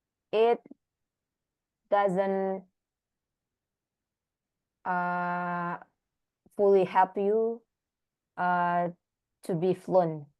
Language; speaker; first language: English; non-native, learner; Indonesian